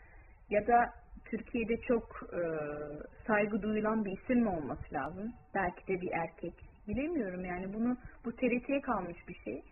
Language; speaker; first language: Turkish; early bilingual, heritage; Turkish